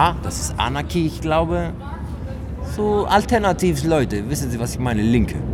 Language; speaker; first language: German; non-native, learner; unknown